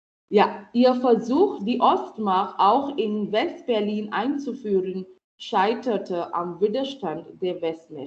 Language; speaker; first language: German; non-native, fluent; Marathi